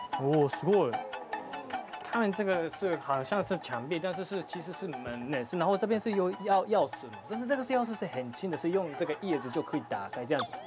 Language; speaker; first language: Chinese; non-native, fluent; Japanese